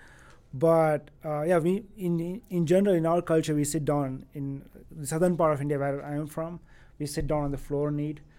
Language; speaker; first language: English; non-native, local second language; Tamil